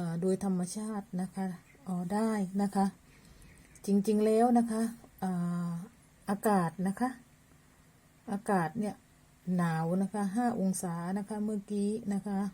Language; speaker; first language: Thai; native; Thai